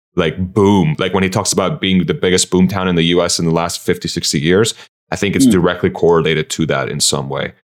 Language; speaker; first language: English; early bilingual, other home language; Persian